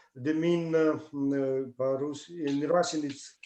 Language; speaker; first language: English; non-native, learner; Russian